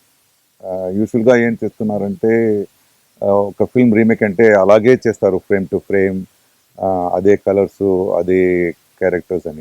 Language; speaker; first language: Telugu; non-native, fluent; Tamil